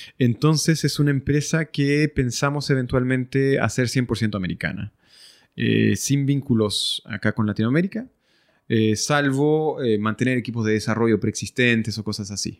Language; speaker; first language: Spanish; early bilingual, other home language; French